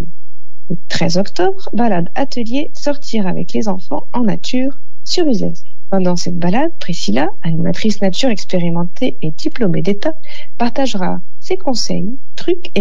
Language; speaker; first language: French; native; French